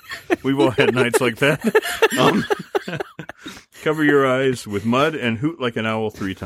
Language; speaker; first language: English; native; English